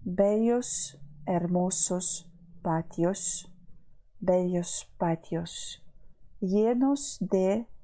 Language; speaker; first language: Spanish; non-native, fluent; Ukrainian